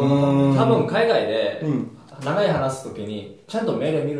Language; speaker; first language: Japanese; non-native, fluent; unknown